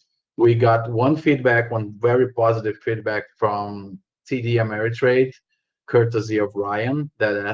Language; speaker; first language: English; non-native, fluent; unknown